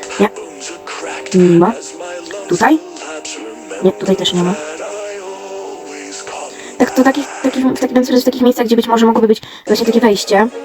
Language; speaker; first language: Polish; native; Polish